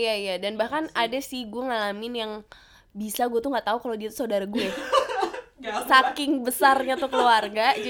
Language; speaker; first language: Indonesian; native; Indonesian